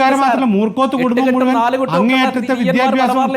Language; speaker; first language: Malayalam; native; Malayalam